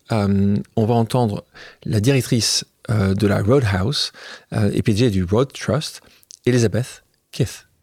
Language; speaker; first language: French; native; French